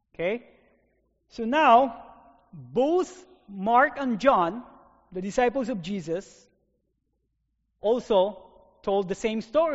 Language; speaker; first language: English; non-native, local second language; Filipino